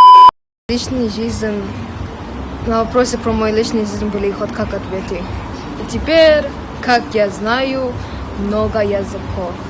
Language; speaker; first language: Russian; non-native, local second language; English